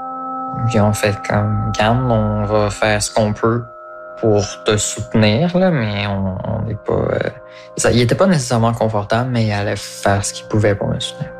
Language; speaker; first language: French; native; French